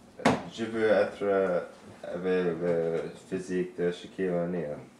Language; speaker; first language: French; non-native, learner; English